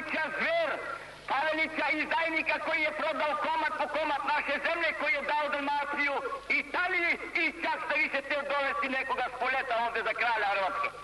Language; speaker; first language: Croatian; native; Croatian